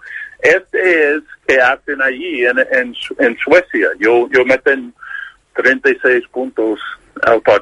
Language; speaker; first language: Spanish; non-native, learner; English